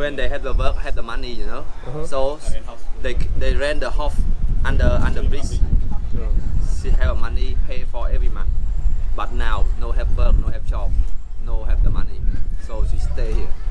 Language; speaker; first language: English; non-native, learner; Khmer